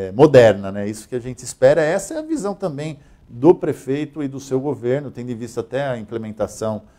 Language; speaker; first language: Portuguese; native; Portuguese